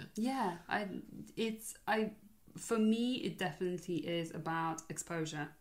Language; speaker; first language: English; non-native, fluent; Polish